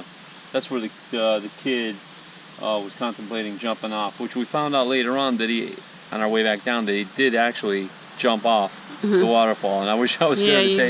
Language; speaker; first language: English; native; English